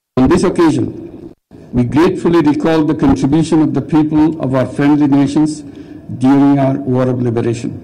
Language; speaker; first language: English; non-native, local second language; Bangla